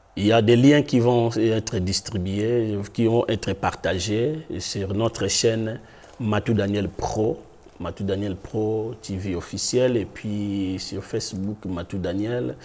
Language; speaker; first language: French; non-native, local second language; Lingala